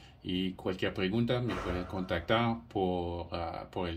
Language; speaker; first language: Spanish; non-native, fluent; English